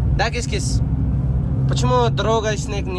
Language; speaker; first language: Russian; non-native, learner; Hindi